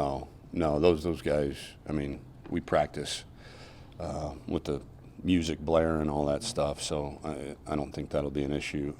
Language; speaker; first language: English; native; English